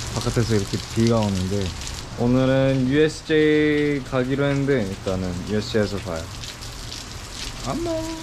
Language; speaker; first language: Korean; early bilingual, heritage; English